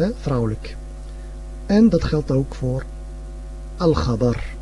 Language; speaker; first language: Dutch; early bilingual, other home language; Arabic